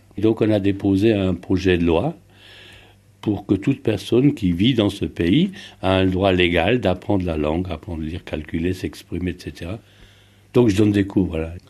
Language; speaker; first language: French; native; French